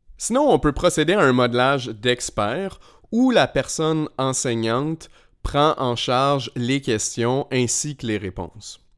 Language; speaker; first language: French; native; French